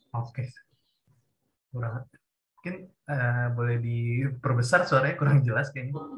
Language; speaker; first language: Indonesian; native; Indonesian